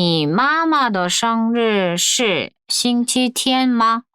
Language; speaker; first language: Chinese; non-native, fluent; Korean